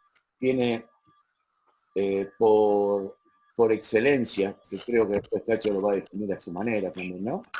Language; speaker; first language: Spanish; native; Spanish